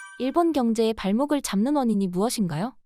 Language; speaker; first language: Korean; native; Korean